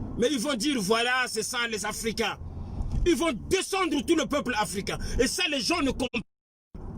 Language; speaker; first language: French; non-native, local second language; Lingala